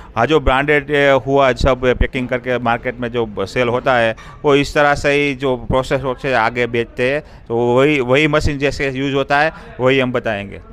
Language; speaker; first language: Hindi; non-native, local second language; Gujarati